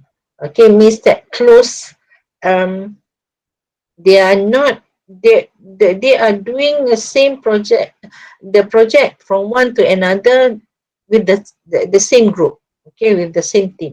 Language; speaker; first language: English; non-native, local second language; Malay